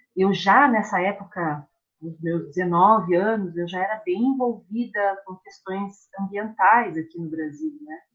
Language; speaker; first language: Portuguese; native; Portuguese